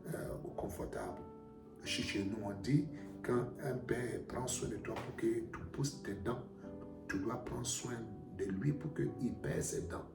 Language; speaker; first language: French; non-native, fluent; Akan